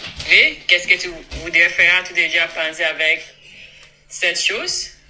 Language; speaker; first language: French; non-native, learner; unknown